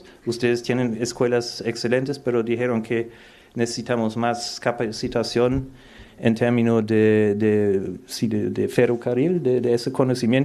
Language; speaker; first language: Spanish; non-native, fluent; German